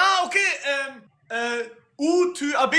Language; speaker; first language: French; non-native, learner; German